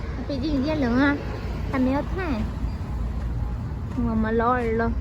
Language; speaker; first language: Chinese; non-native, learner; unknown